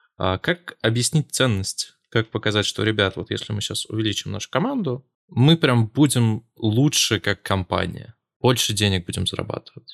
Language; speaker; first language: Russian; native; Russian